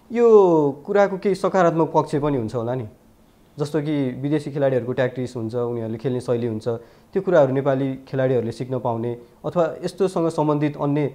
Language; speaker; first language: Nepali; native; Nepali